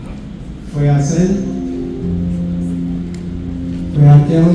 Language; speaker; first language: French; non-native, local second language; Haitian Creole